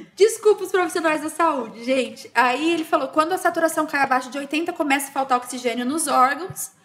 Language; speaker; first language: Portuguese; native; Portuguese